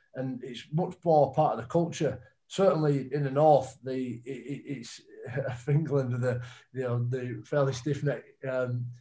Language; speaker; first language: English; native; English